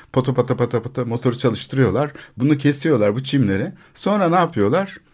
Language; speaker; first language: Turkish; native; Turkish